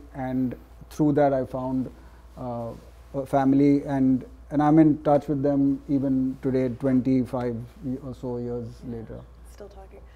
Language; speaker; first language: English; non-native, local second language; Gujarati